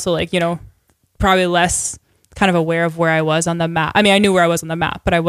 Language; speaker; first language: English; native; English